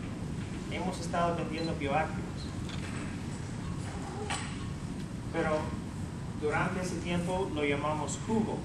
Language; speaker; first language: Spanish; early bilingual, heritage; English